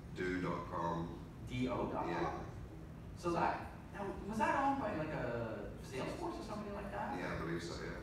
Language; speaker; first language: English; native; English